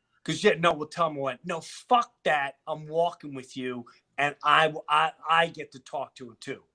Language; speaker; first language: English; native; English